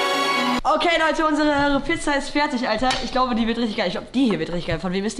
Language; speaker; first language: German; native; German